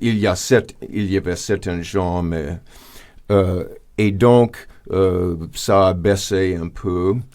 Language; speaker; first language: French; non-native, fluent; English